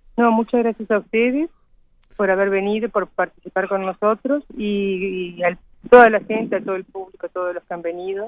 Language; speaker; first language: Spanish; native; Spanish